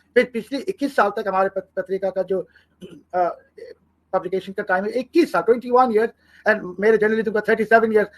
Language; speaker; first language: Hindi; non-native, fluent; Bangla